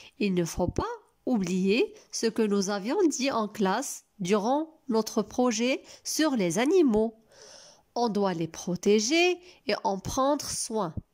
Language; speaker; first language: French; non-native, local second language; Arabic